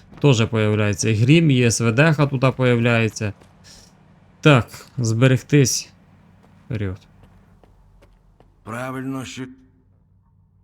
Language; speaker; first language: Ukrainian; native; Ukrainian